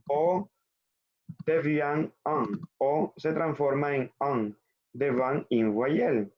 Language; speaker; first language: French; non-native, fluent; Spanish